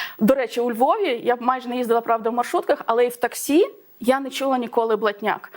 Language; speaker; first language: Ukrainian; non-native, local second language; Russian